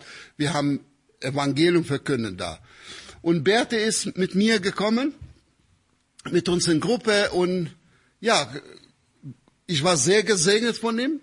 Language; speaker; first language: German; non-native, fluent; Albanian